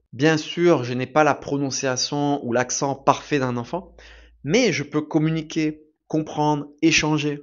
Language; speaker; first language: French; native; French